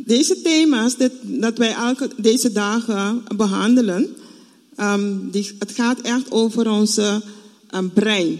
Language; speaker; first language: Dutch; non-native, fluent; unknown